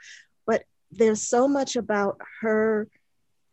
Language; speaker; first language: English; native; English